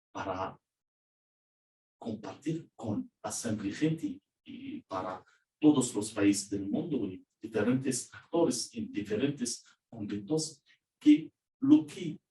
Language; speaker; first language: Spanish; non-native, learner; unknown